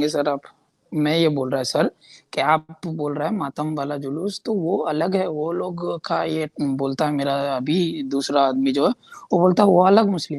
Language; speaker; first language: Hindi; non-native, local second language; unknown